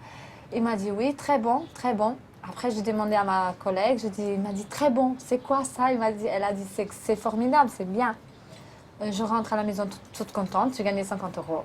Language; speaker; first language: French; non-native, learner; Portuguese